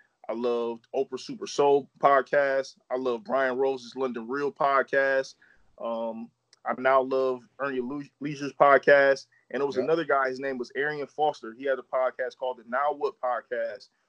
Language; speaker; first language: English; native; English